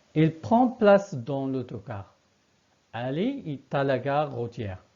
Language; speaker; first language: French; non-native, local second language; Arabic